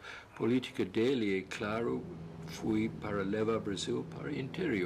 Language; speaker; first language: Portuguese; non-native, fluent; English